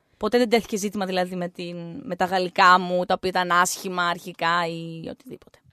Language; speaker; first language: Greek; native; Greek